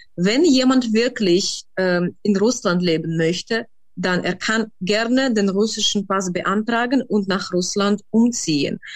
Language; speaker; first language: German; non-native, fluent; Ukrainian